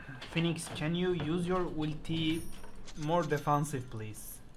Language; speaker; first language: English; non-native, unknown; Turkish